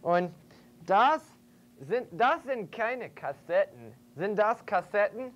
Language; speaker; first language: German; non-native, fluent; English